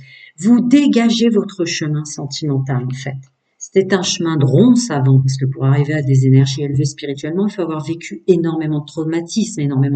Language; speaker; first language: French; native; French